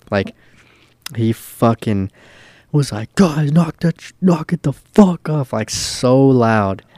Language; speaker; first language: English; native; English